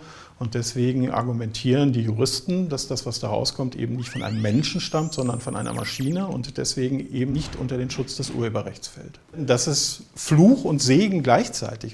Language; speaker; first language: German; native; German